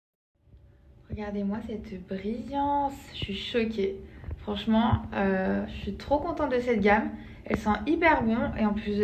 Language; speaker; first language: French; native; French